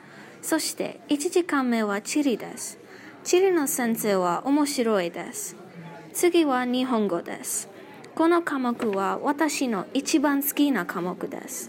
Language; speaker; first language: Japanese; non-native, learner; English